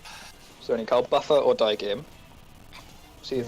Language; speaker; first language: Welsh; non-native, local second language; English